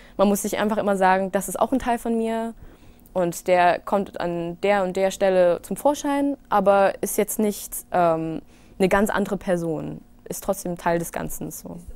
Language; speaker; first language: German; early bilingual, other home language; English